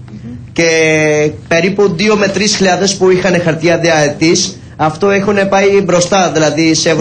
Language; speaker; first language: Greek; non-native, learner; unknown